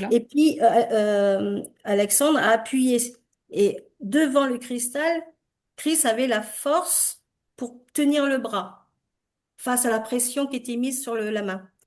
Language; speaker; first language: French; native; French